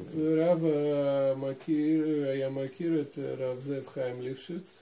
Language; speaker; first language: Hebrew; non-native, fluent; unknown